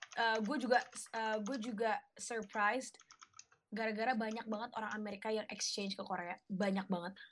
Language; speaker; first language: Indonesian; native; Indonesian